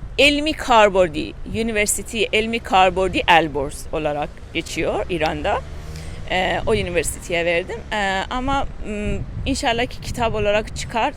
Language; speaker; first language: Turkish; non-native, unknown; Persian